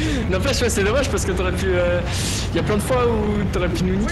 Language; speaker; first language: French; native; French